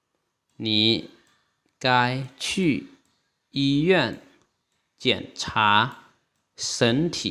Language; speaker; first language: Chinese; non-native, fluent; Lao